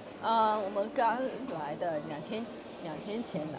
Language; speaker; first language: Chinese; early bilingual, heritage; Chinese